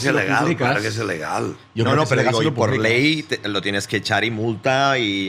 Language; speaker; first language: Spanish; native; Spanish